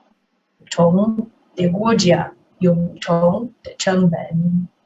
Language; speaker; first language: Chinese; non-native, learner; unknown